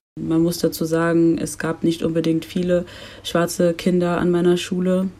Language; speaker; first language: German; early bilingual, other home language; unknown